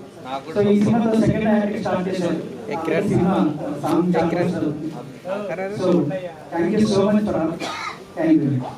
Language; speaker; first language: Telugu; native; Telugu